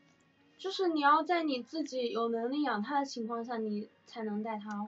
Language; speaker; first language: Chinese; native; Chinese